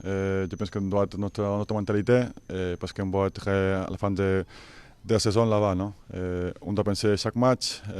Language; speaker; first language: French; non-native, fluent; Spanish